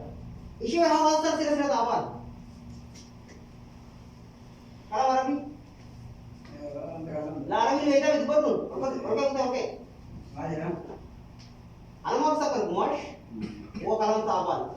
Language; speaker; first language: Arabic; non-native, learner; Hindi